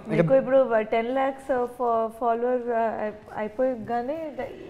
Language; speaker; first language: Telugu; non-native, learner; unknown